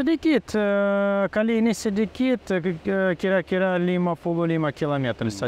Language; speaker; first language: Indonesian; non-native, learner; Russian